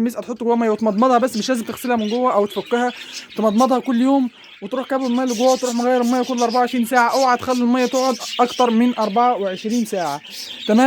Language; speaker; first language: Arabic; native; Arabic